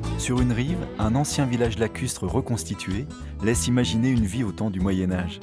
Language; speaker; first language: French; native; French